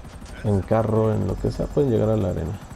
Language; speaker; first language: Spanish; native; Spanish